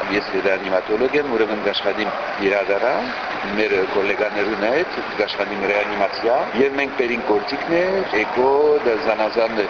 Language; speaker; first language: Armenian; early bilingual, heritage; Armenian